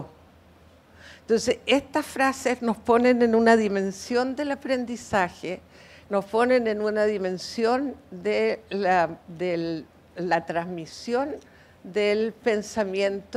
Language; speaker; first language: Spanish; native; Spanish